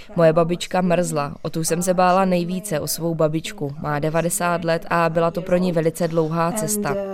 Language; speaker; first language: Czech; non-native, fluent; Ukrainian